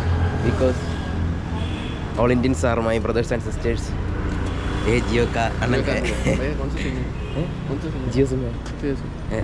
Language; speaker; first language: Hindi; non-native, local second language; Malayalam